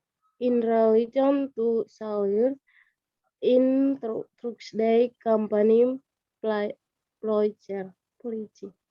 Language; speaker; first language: English; non-native, learner; Indonesian